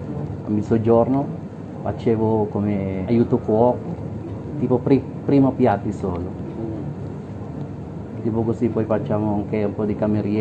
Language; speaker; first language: Italian; non-native, learner; Filipino